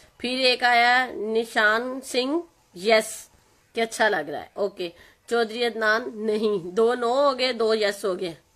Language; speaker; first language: Urdu; native; Urdu